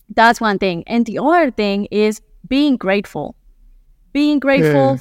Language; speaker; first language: English; non-native, fluent; Spanish